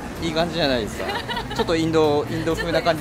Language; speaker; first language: Japanese; native; Japanese